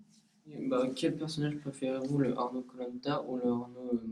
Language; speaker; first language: French; native; French